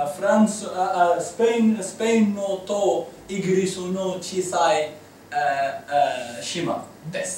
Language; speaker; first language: Japanese; non-native, learner; Arabic